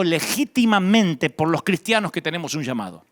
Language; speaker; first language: Spanish; native; Spanish